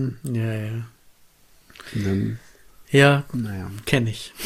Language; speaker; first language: German; native; German